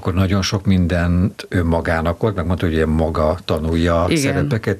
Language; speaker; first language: Hungarian; native; Hungarian